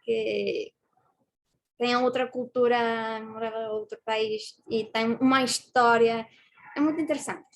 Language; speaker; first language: Portuguese; non-native, fluent; Spanish